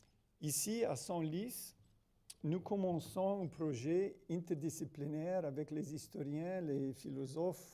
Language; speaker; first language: French; non-native, fluent; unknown